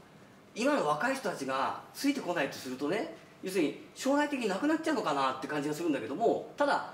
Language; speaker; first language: Japanese; native; Japanese